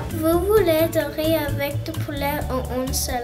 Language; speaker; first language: French; non-native, learner; English